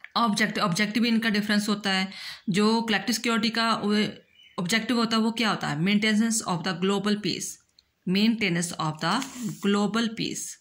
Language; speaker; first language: Hindi; non-native, local second language; Punjabi